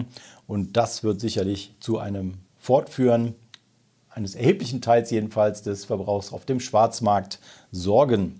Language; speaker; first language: German; native; German